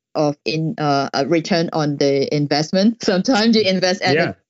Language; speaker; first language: English; non-native, local second language; Cantonese